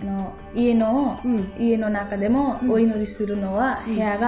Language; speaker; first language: Japanese; non-native, learner; Nepali